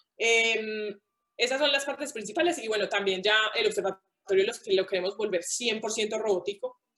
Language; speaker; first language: Spanish; native; Spanish